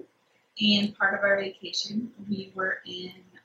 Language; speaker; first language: English; native; English